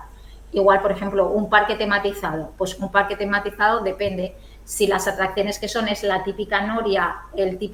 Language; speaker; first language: Spanish; native; Spanish